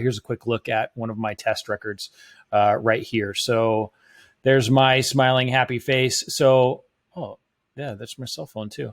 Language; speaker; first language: English; native; English